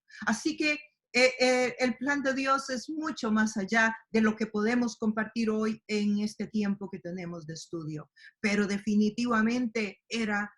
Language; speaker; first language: Spanish; native; Spanish